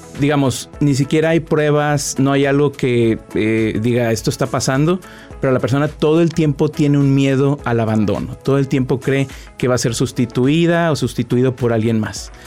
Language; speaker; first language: Spanish; native; Spanish